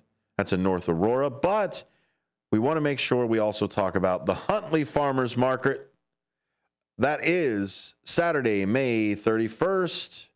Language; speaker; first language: English; native; English